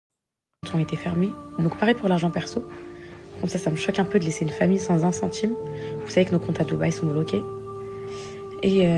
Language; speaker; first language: French; native; French